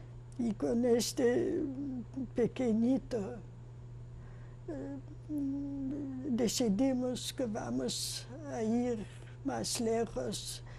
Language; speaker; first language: Spanish; non-native, fluent; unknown